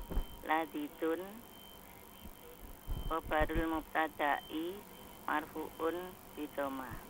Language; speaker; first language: Arabic; non-native, learner; Indonesian